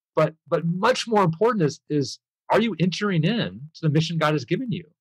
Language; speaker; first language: English; native; English